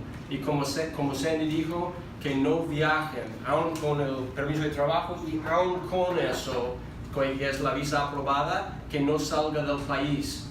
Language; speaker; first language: Spanish; non-native, fluent; English